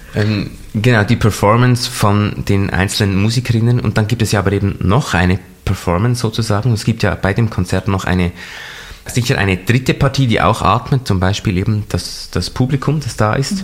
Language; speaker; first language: German; native; German